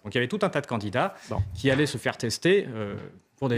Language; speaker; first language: French; native; French